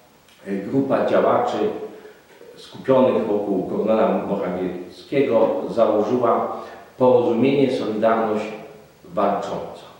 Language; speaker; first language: Polish; native; Polish